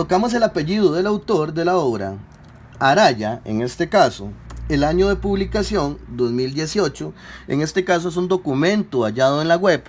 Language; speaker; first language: Spanish; native; Spanish